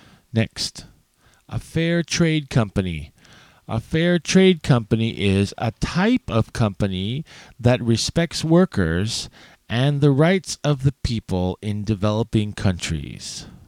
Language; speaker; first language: English; native; English